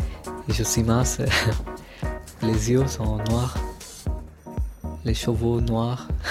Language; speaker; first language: French; non-native, fluent; Bangla